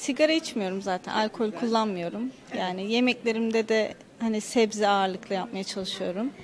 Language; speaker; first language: Turkish; native; Turkish